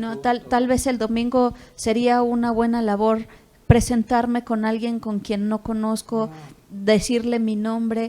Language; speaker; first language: Spanish; native; Spanish